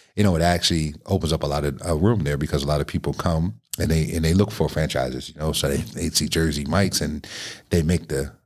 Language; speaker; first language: English; native; English